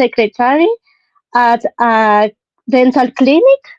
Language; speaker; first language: English; non-native, learner; Spanish